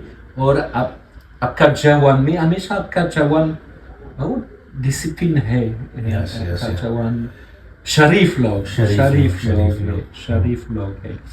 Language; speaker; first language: Hindi; non-native, learner; French